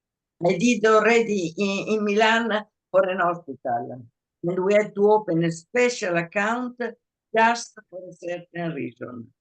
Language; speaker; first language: English; non-native, fluent; Italian